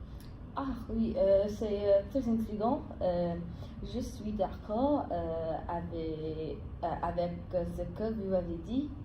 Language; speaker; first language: French; non-native, fluent; English